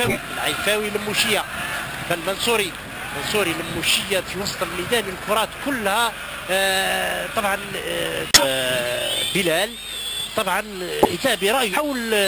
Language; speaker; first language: Arabic; native; Arabic